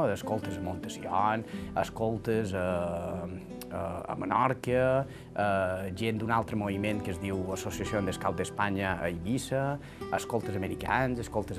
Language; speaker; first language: Catalan; native; Catalan